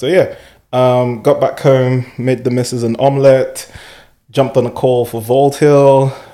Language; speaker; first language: English; non-native, local second language; Yoruba